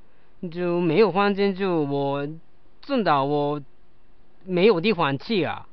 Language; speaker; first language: Chinese; non-native, learner; Japanese